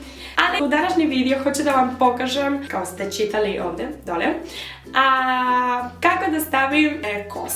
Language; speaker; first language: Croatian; early bilingual, heritage; Spanish